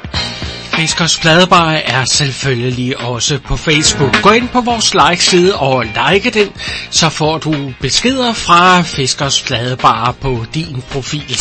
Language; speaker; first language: Danish; native; Danish